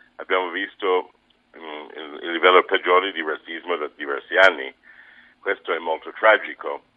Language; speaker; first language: Italian; non-native, fluent; English